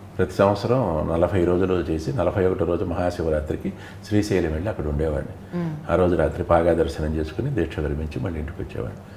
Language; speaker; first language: Telugu; native; Telugu